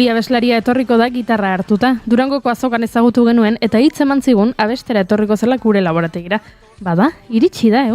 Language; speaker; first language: Basque; native; Basque